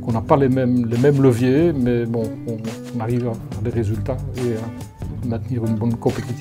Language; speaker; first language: French; native; French